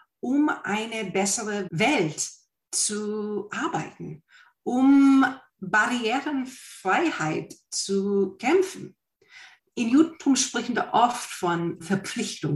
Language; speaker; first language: German; non-native, fluent; English